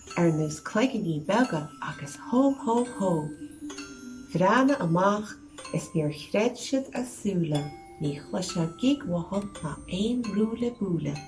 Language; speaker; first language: Irish; native; Irish